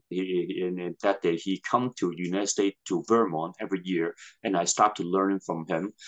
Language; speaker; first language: English; non-native, local second language; Cantonese